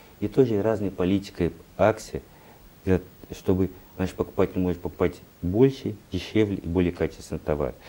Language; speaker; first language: Russian; non-native, learner; Portuguese